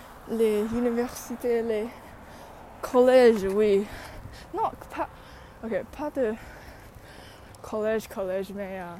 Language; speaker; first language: French; non-native, learner; Chinese